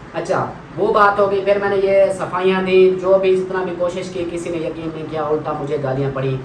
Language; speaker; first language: Urdu; non-native, local second language; Saraiki